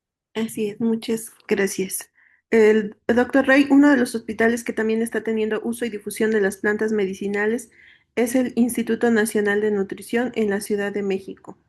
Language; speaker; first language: Spanish; native; Spanish